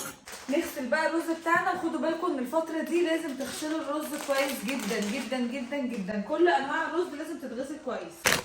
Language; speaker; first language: Arabic; native; Arabic